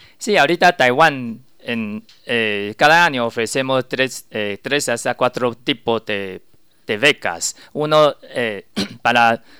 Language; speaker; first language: Spanish; non-native, learner; Chinese